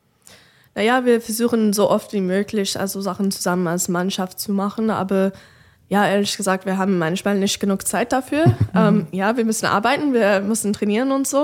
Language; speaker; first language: German; non-native, fluent; English